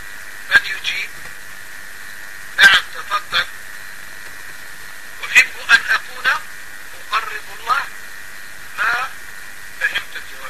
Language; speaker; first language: Arabic; non-native, fluent; French